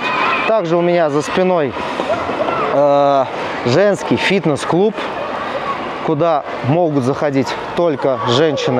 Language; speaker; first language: Russian; native; Russian